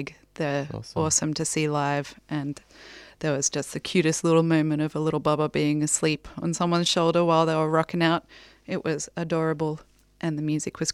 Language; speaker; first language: English; native; English